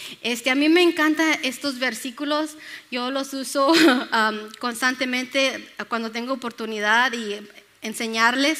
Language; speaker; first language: Spanish; early bilingual, other home language; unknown